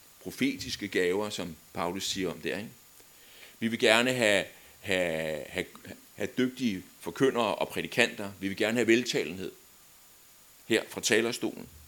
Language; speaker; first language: Danish; native; Danish